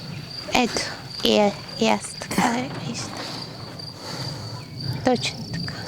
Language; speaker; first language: Bulgarian; non-native, learner; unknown